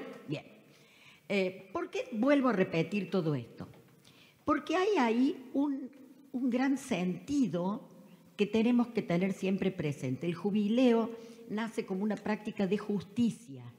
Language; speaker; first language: Spanish; native; Spanish